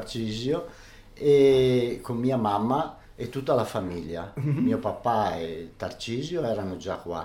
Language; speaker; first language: Italian; early bilingual, other home language; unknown